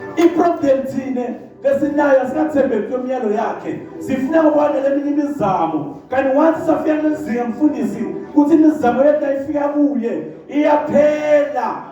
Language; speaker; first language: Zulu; non-native, local second language; Swati